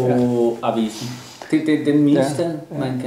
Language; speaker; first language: Danish; non-native, fluent; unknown